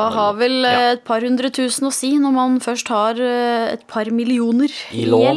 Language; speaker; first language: Norwegian; native; Norwegian